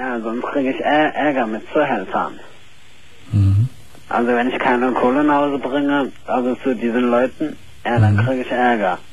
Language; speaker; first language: German; early bilingual, other home language; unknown